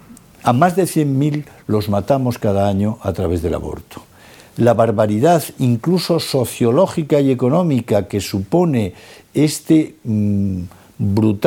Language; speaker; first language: Spanish; native; Spanish